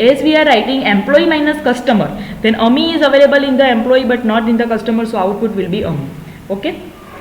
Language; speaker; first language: English; non-native, local second language; Gujarati